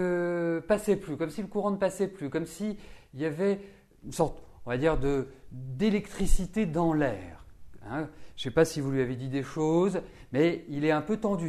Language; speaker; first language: French; native; French